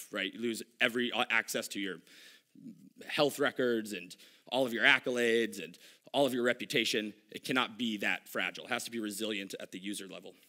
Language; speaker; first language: English; native; English